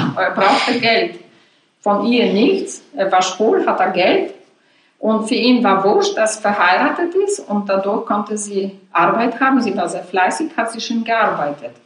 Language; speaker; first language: German; non-native, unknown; Polish